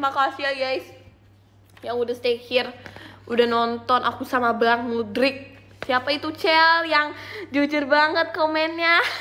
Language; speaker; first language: Indonesian; native; Indonesian